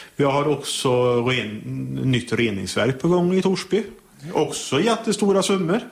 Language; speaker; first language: Swedish; native; Swedish